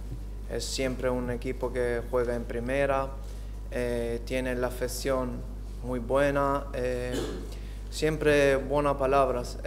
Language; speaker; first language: Spanish; non-native, learner; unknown